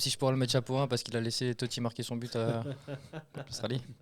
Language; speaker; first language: French; native; French